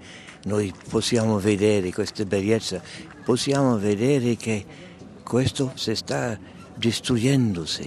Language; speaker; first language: Italian; non-native, fluent; English